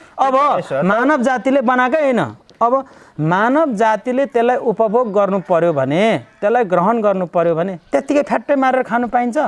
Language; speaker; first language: Nepali; non-native, local second language; Limbu